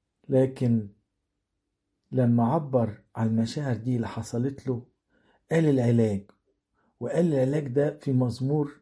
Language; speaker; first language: Arabic; native; Arabic